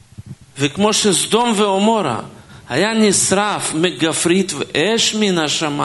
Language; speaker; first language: Hebrew; non-native, fluent; Russian